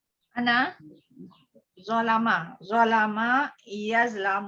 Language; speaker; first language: Arabic; non-native, learner; Malay